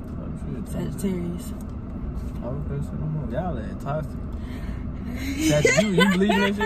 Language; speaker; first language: English; native; English